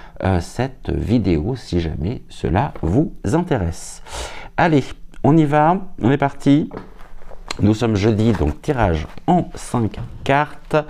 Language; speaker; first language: French; native; French